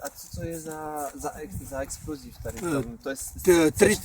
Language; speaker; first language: Czech; non-native, learner; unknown